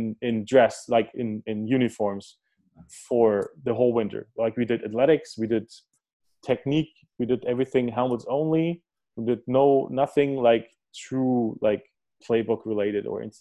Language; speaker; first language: English; early bilingual, other home language; German